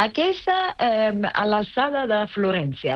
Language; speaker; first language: Catalan; non-native, fluent; Italian